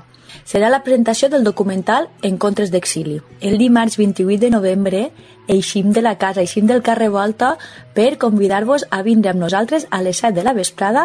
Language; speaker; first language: Catalan; native; Catalan